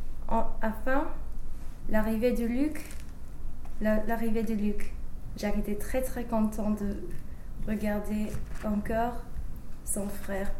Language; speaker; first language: French; non-native, learner; English